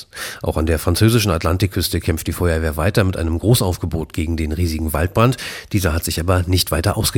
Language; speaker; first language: German; native; German